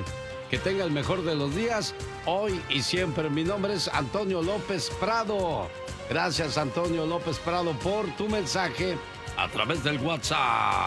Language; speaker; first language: Spanish; native; Spanish